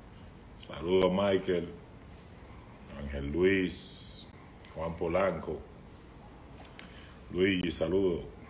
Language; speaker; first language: Spanish; native; Spanish